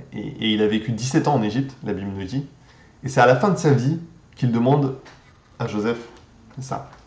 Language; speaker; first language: French; native; French